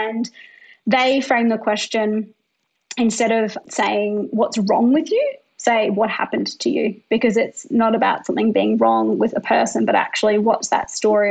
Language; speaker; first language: English; native; English